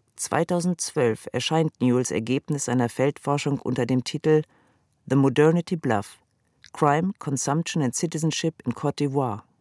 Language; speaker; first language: German; native; German